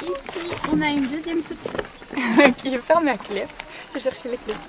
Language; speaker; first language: French; native; French